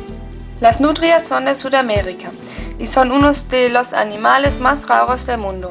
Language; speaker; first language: Spanish; non-native, learner; German